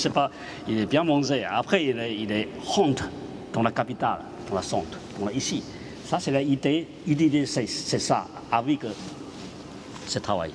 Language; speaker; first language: French; non-native, learner; Chinese